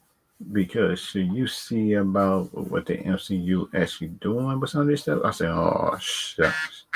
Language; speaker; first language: English; native; English